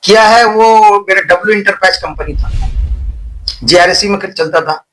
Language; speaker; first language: Hindi; non-native, local second language; Bangla